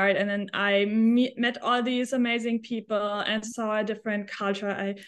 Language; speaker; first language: English; non-native, fluent; German